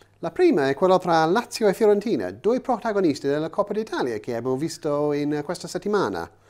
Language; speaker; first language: Italian; non-native, fluent; English